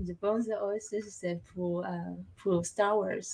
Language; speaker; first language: French; non-native, learner; Chinese